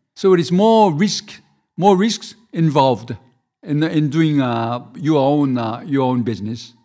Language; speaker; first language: English; non-native, fluent; Korean